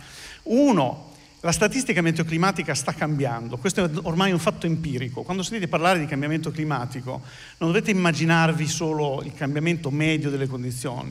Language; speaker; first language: Italian; native; Italian